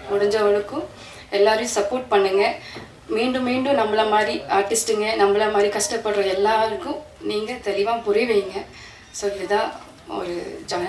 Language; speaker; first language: Tamil; non-native, fluent; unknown